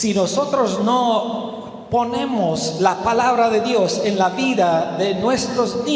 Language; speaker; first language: Spanish; non-native, learner; Romanian